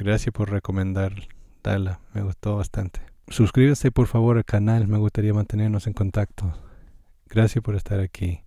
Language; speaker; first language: Spanish; non-native, fluent; English